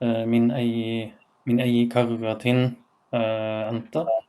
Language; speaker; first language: Arabic; non-native, learner; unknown